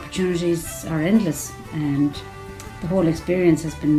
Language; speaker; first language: English; native; English